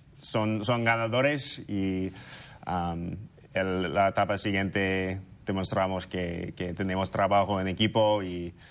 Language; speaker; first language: Spanish; non-native, fluent; English